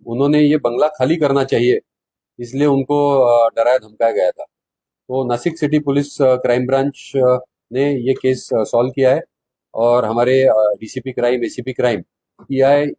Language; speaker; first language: Hindi; non-native, local second language; Marathi